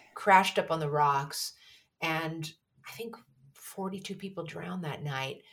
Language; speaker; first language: English; native; English